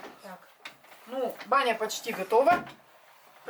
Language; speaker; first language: Russian; native; Russian